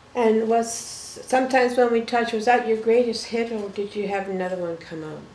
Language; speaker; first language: English; native; English